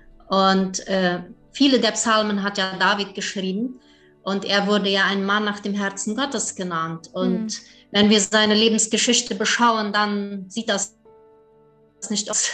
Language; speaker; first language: German; early bilingual, heritage; German